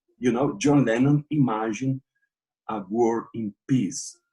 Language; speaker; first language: English; non-native, learner; Portuguese